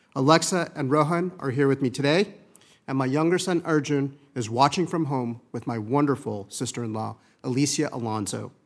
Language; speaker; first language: English; early bilingual, other home language; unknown